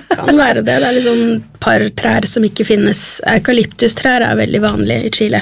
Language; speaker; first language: Norwegian; early bilingual, other home language; Spanish